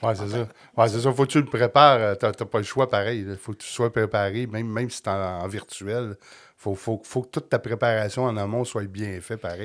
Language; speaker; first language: French; native; French